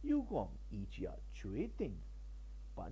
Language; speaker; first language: Chinese; non-native, learner; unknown